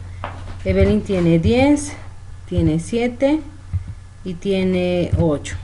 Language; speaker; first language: Spanish; native; Spanish